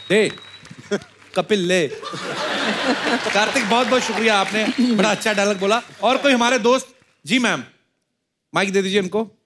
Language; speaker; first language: Hindi; non-native, local second language; Punjabi